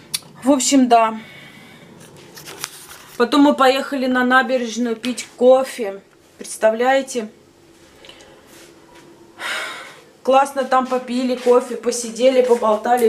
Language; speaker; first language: Russian; native; Russian